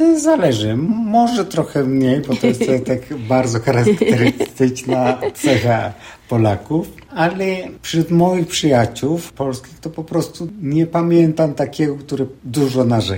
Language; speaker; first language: Polish; non-native, fluent; Spanish